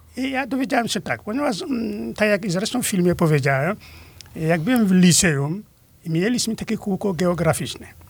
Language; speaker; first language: Polish; non-native, fluent; Fula